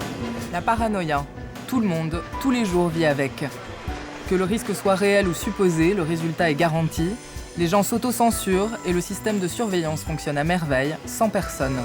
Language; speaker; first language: French; native; French